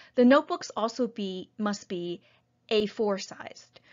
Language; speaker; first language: English; native; English